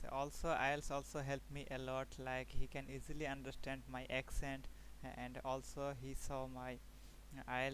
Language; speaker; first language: English; non-native, learner; Bangla